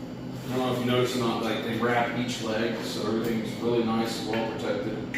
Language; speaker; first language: English; native; English